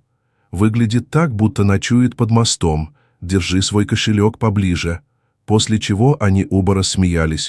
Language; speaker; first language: Russian; native; Russian